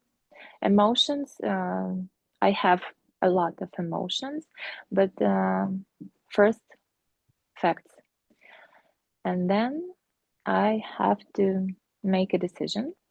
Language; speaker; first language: English; non-native, fluent; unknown